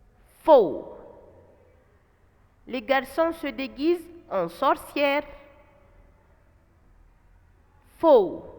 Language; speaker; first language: French; non-native, fluent; Arabic